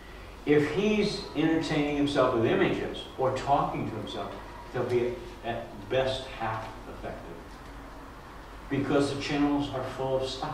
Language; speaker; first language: English; native; English